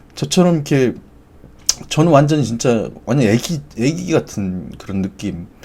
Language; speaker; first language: Korean; native; Korean